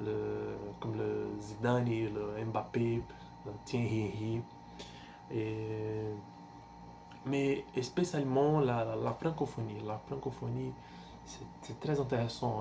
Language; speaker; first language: French; non-native, learner; Portuguese